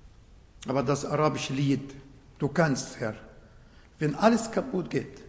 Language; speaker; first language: German; non-native, fluent; Arabic